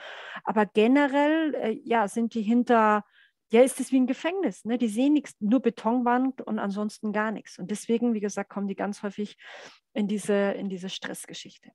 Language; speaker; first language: German; native; German